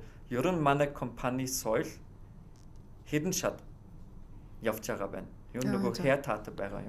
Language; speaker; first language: Mongolian; non-native, fluent; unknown